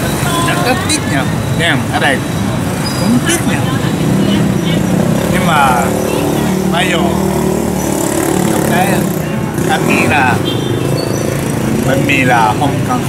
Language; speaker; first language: Vietnamese; non-native, learner; Japanese